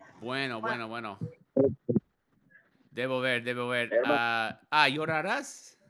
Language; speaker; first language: Spanish; non-native, learner; English